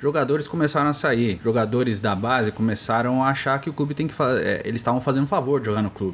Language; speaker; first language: Portuguese; native; Portuguese